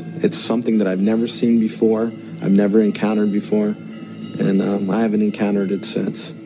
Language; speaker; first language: English; native; English